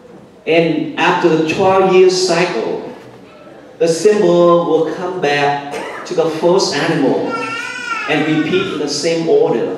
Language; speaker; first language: English; non-native, fluent; Vietnamese